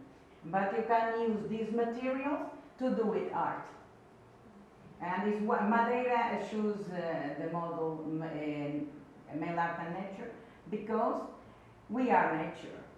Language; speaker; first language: English; non-native, learner; Portuguese